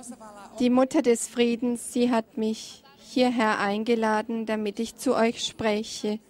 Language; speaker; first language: German; non-native, fluent; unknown